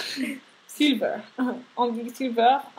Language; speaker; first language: French; non-native, fluent; Spanish